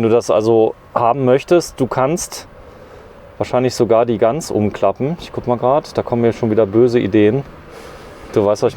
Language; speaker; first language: German; native; German